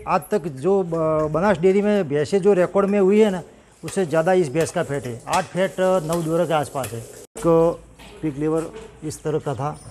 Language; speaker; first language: Hindi; non-native, local second language; Gujarati